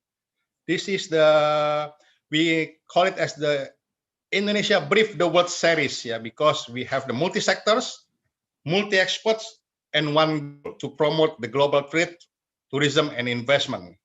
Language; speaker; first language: English; non-native, fluent; Indonesian